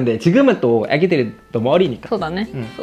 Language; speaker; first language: Korean; native; Korean